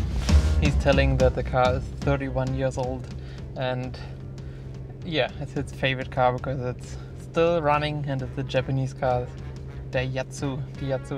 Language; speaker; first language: English; non-native, fluent; German